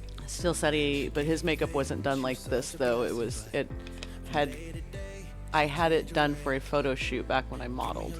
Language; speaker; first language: English; native; English